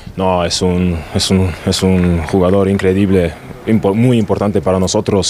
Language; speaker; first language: Spanish; non-native, learner; German